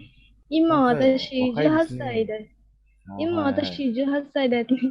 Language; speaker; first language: Japanese; non-native, learner; Indonesian